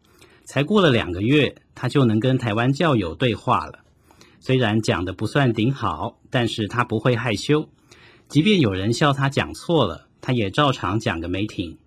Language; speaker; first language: Chinese; native; Chinese